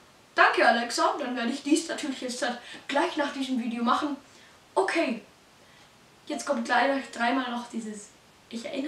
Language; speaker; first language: German; native; German